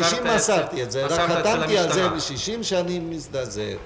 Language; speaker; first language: Hebrew; non-native, fluent; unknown